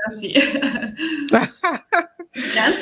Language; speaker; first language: French; non-native, fluent; Spanish